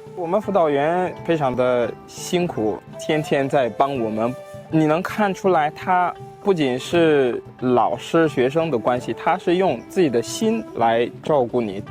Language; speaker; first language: Chinese; non-native, fluent; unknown